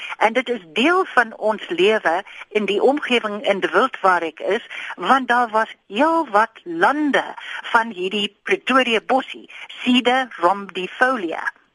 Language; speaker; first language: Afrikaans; non-native, local second language; English